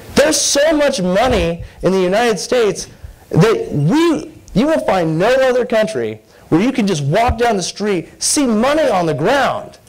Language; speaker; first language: English; native; English